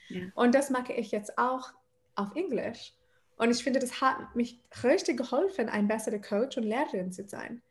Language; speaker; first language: German; non-native, fluent; English